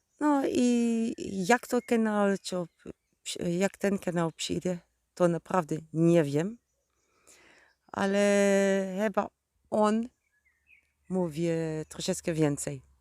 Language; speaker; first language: Polish; non-native, learner; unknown